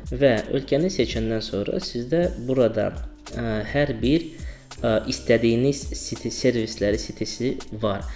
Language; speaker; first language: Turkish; non-native, learner; Azerbaijani